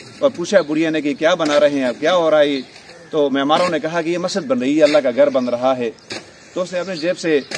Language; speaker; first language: Urdu; non-native, local second language; Pashto